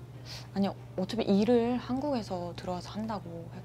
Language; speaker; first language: Korean; native; Korean